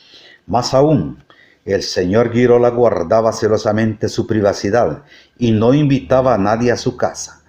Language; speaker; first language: Spanish; native; Spanish